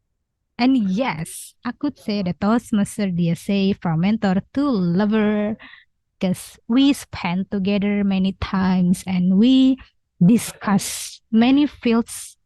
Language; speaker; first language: English; non-native, learner; Indonesian